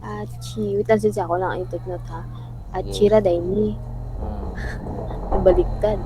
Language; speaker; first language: Filipino; non-native, local second language; Cebuano